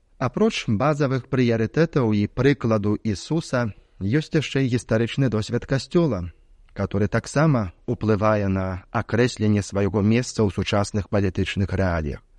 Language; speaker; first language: Belarusian; native; Belarusian